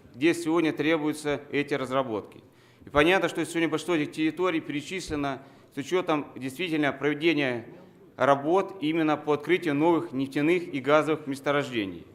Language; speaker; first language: Russian; native; Russian